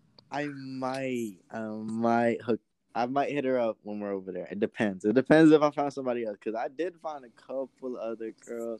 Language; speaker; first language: English; native; English